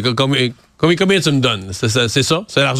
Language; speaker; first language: French; native; French